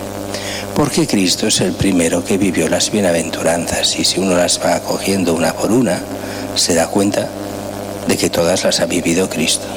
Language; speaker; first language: Spanish; native; Spanish